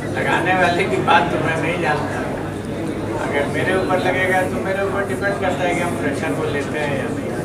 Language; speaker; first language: Hindi; native; Hindi